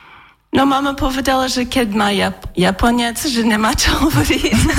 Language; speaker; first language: Slovak; non-native, learner; English